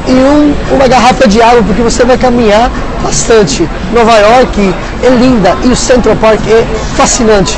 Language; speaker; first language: Portuguese; non-native, fluent; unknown